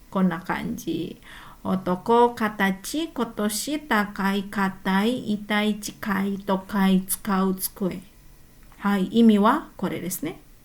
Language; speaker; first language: Japanese; non-native, fluent; Indonesian